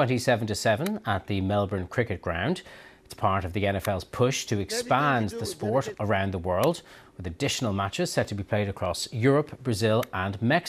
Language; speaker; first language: English; native; English